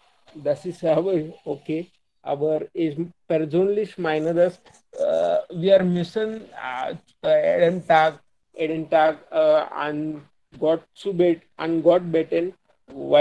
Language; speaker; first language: German; non-native, learner; Hindi